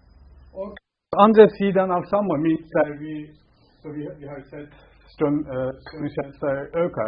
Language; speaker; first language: Swedish; non-native, fluent; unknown